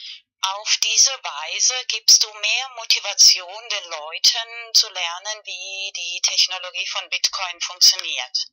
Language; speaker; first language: German; non-native, learner; Spanish